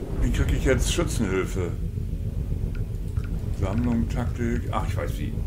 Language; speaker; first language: German; native; German